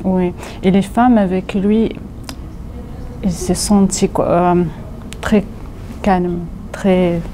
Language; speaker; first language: French; non-native, fluent; Russian